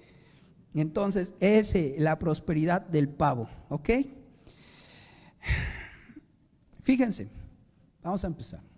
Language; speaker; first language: Spanish; native; Spanish